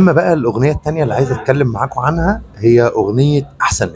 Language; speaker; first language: Arabic; native; Arabic